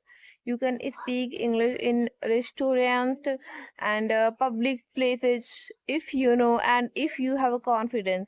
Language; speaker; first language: English; non-native, learner; Hindi